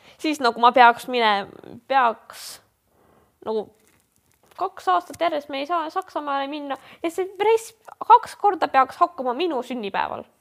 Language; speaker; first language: Estonian; non-native, local second language; Russian